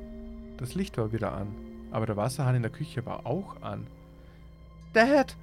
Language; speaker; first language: German; native; German